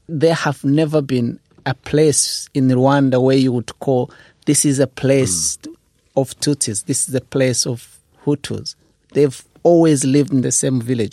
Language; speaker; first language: English; non-native, local second language; Kinyarwanda